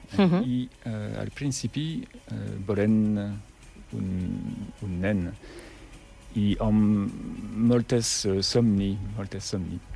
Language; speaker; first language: Catalan; non-native, learner; French